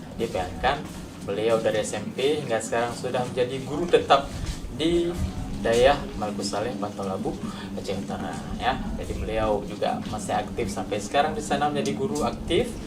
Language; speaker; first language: Indonesian; non-native, local second language; Achinese